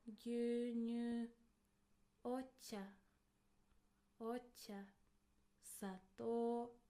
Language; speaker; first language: Japanese; non-native, fluent; English